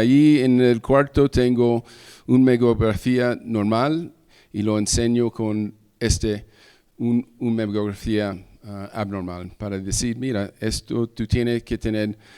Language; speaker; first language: Spanish; early bilingual, heritage; English